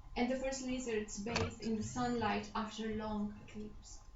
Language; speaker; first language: English; non-native, fluent; Romanian